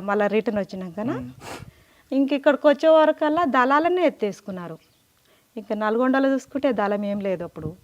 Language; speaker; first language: Telugu; native; Telugu